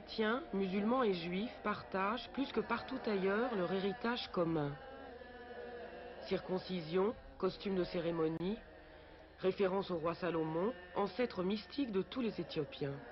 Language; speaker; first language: French; native; French